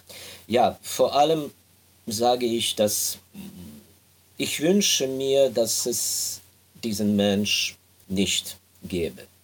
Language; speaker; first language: German; non-native, fluent; Ukrainian